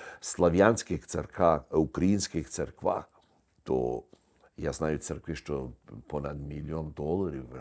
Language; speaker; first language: Ukrainian; early bilingual, heritage; Ukrainian